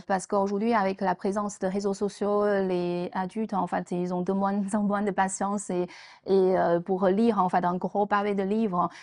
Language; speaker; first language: French; non-native, fluent; Chinese